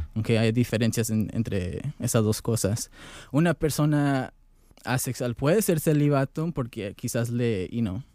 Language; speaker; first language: Spanish; early bilingual, heritage; Spanish